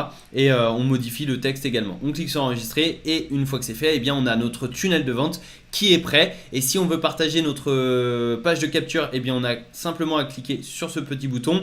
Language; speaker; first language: French; native; French